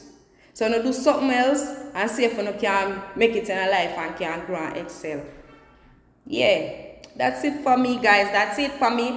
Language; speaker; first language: English; non-native, local second language; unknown